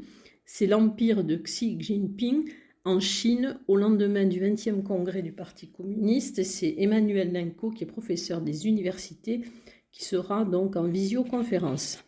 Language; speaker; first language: French; native; French